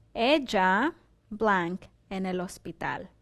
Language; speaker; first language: Spanish; non-native, fluent; English